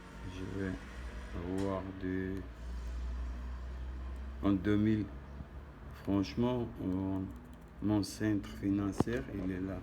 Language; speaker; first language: French; non-native, learner; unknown